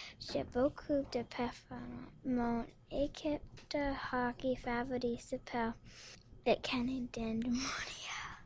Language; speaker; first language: French; non-native, learner; English